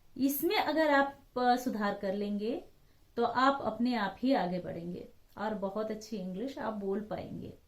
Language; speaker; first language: Hindi; non-native, local second language; Telugu